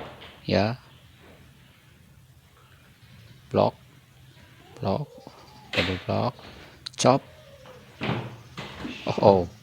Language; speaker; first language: English; non-native, learner; Indonesian